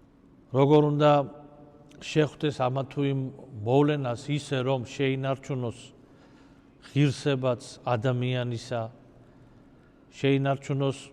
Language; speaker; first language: Georgian; native; Georgian